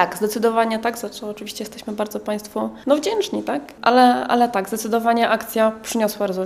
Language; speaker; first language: Polish; native; Polish